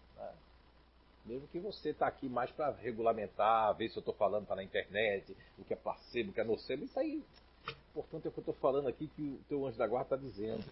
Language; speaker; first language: Portuguese; native; Portuguese